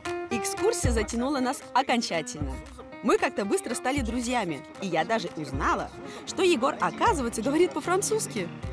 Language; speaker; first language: Russian; non-native, fluent; French